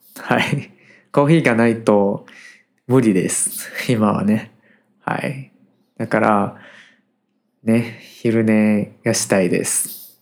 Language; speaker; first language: Japanese; native; Japanese